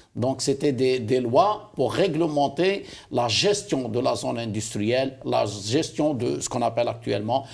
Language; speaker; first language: French; non-native, local second language; Arabic